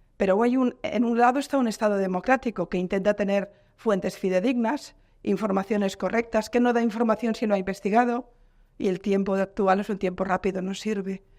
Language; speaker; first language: Spanish; non-native, local second language; Catalan